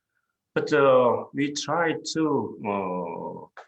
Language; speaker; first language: English; non-native, fluent; Korean